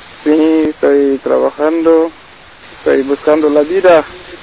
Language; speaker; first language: Spanish; non-native, learner; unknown